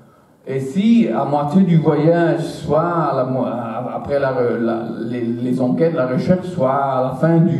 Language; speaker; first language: French; non-native, fluent; Italian